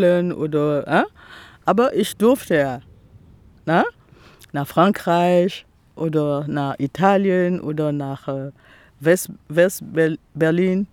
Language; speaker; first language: German; non-native, fluent; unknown